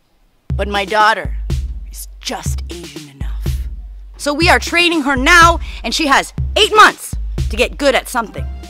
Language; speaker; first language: English; non-native, fluent; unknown